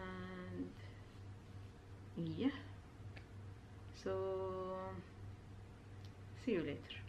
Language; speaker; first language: English; non-native, learner; Urdu